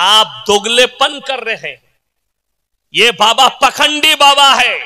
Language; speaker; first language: Hindi; non-native, local second language; Bangla